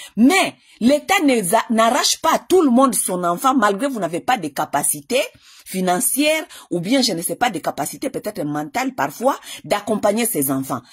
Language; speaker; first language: French; non-native, local second language; Lingala